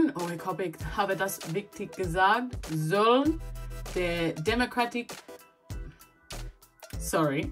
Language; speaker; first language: German; non-native, learner; English